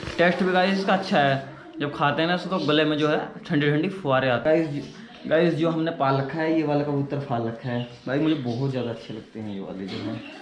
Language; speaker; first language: Hindi; native; Hindi